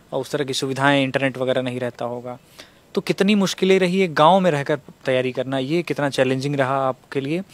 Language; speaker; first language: Hindi; native; Hindi